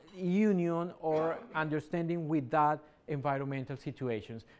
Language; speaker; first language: English; non-native, fluent; Spanish